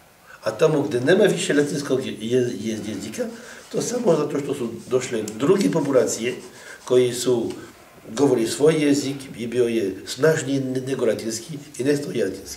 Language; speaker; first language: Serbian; non-native, fluent; French